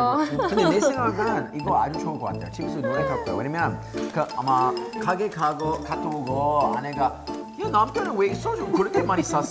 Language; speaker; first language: Korean; non-native, fluent; English